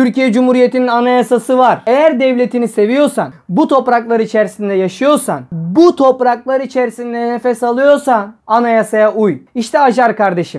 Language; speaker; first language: Turkish; native; Turkish